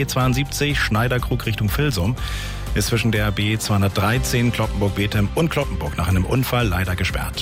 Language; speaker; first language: German; native; German